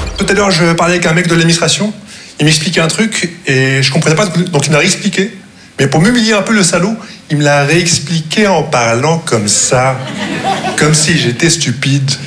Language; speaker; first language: French; non-native, local second language; Arabic